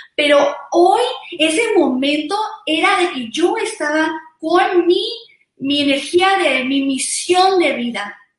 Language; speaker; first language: Spanish; early bilingual, heritage; Spanish